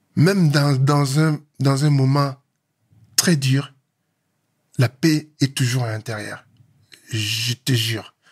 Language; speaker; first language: French; non-native, local second language; Lingala